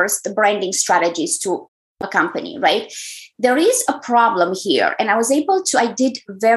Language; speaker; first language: English; non-native, fluent; Romanian